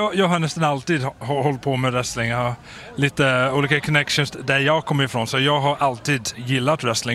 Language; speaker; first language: Swedish; non-native, fluent; English